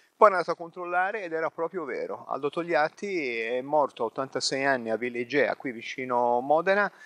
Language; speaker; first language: Italian; native; Italian